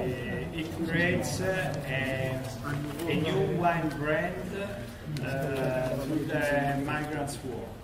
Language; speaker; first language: English; non-native, learner; Italian